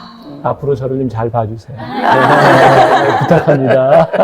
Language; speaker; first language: Korean; native; Korean